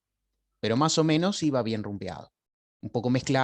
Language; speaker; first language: Spanish; native; Spanish